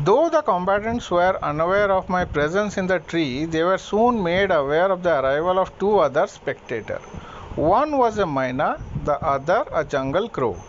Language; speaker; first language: English; non-native, local second language; Hindi